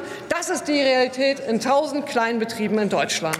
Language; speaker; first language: German; native; German